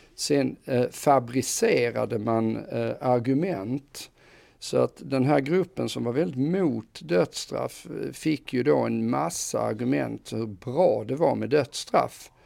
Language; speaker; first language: Swedish; native; Swedish